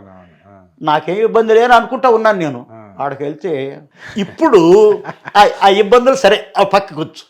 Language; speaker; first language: Telugu; native; Telugu